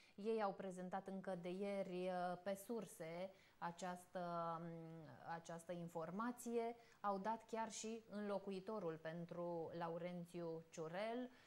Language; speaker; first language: Romanian; native; Romanian